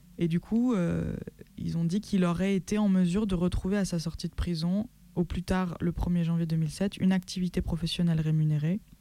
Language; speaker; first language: French; native; French